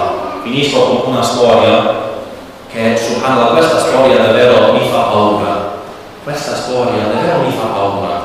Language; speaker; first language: Italian; non-native, learner; English